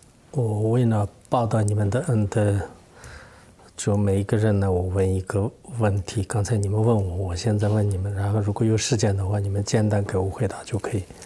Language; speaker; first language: Chinese; non-native, fluent; Tibetan